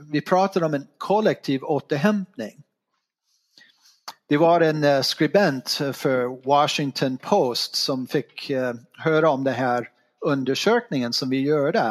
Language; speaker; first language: Swedish; non-native, fluent; English